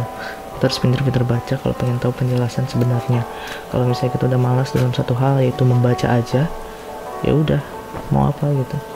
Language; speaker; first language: Indonesian; native; Indonesian